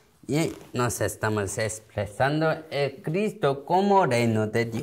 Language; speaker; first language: Spanish; non-native, learner; Korean